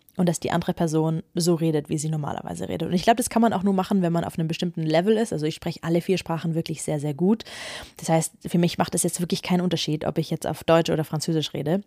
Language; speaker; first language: German; native; German